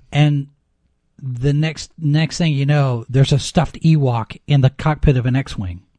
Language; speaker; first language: English; native; English